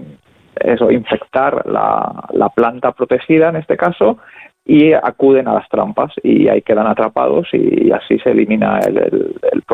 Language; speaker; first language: Spanish; native; Spanish